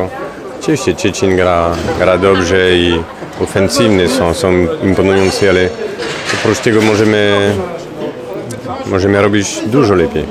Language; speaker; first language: Polish; non-native, learner; French